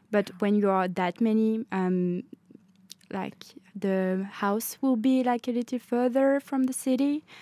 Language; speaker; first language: English; non-native, fluent; French